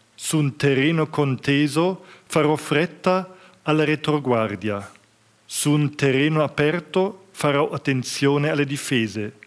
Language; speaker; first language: Italian; non-native, fluent; German